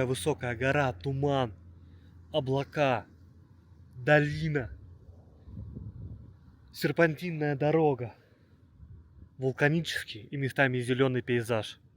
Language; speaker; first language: Russian; native; Russian